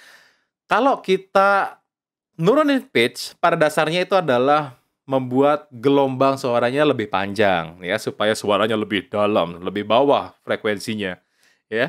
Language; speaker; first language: Indonesian; native; Indonesian